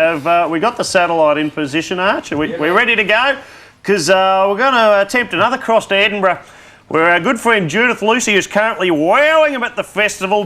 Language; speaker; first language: English; native; English